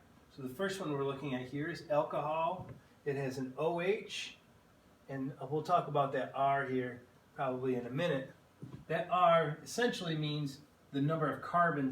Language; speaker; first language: English; native; English